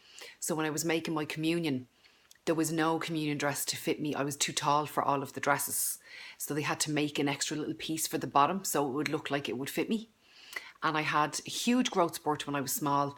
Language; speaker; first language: English; native; English